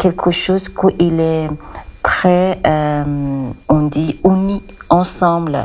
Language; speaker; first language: French; non-native, learner; Persian